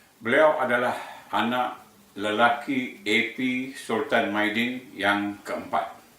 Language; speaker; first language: Malay; native; Malay